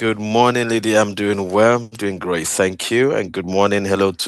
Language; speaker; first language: English; non-native, local second language; Akan